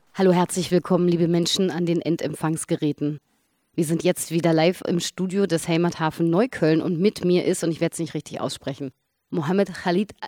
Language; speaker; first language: German; native; German